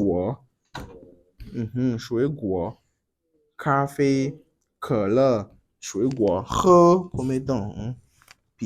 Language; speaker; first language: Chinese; non-native, learner; French